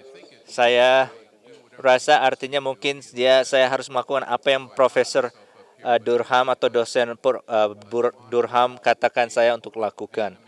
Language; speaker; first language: Indonesian; non-native, fluent; English